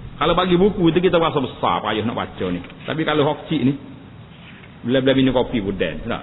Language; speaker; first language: Malay; native; Malay